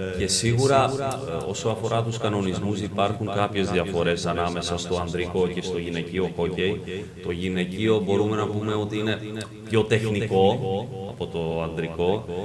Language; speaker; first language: Greek; early bilingual, heritage; Greek